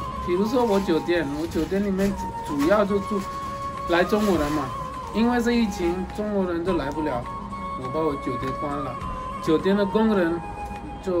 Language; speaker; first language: Chinese; non-native, fluent; Hindi